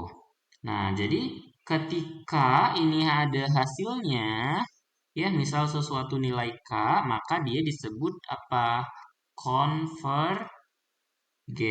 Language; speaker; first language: Indonesian; native; Indonesian